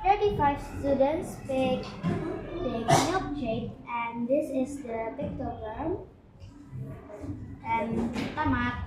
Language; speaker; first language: English; non-native, learner; Indonesian